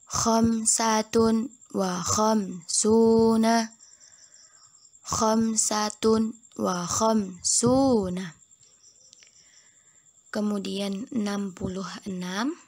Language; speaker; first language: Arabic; non-native, fluent; Indonesian